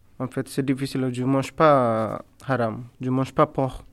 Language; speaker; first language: French; non-native, learner; Bangla